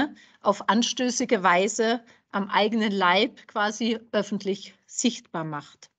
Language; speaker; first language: German; native; German